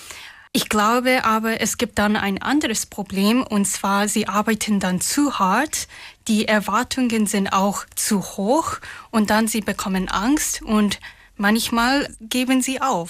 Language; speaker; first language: German; non-native, fluent; Japanese